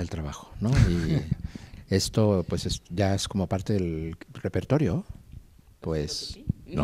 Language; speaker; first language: Spanish; native; Spanish